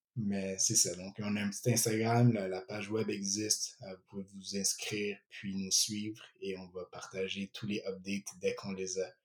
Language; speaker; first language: French; early bilingual, other home language; Ewe